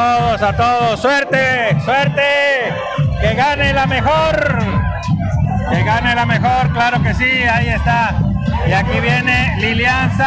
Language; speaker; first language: Spanish; native; Spanish